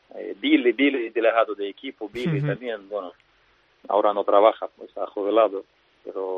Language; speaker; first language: Spanish; non-native, fluent; Russian